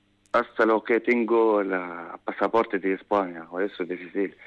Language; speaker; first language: Spanish; non-native, learner; Arabic